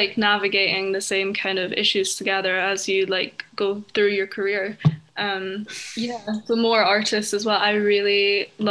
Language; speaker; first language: English; native; English